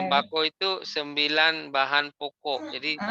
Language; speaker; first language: Malay; native; Malay